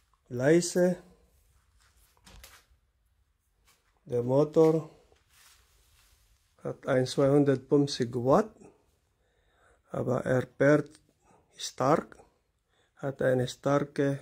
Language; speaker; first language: German; non-native, learner; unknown